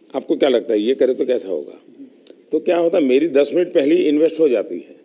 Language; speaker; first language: Hindi; non-native, local second language; Gujarati